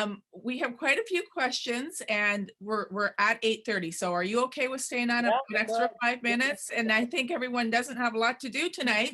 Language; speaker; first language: English; native; English